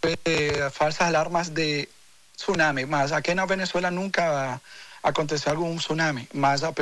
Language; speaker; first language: Portuguese; non-native, fluent; Spanish